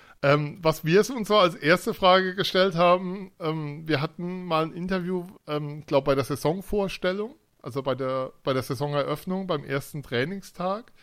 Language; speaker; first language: German; native; German